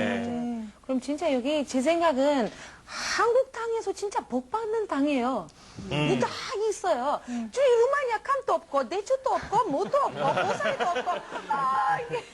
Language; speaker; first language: Korean; non-native, learner; Romanian